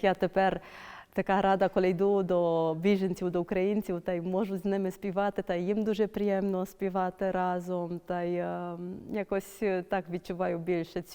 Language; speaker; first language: Ukrainian; early bilingual, heritage; Ukrainian